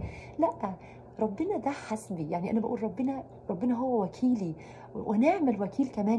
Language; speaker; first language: Arabic; native; Arabic